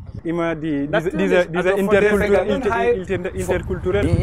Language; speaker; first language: German; non-native, fluent; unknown